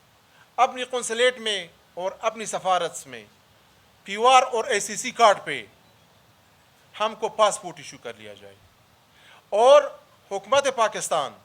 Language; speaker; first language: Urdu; early bilingual, other home language; Pashto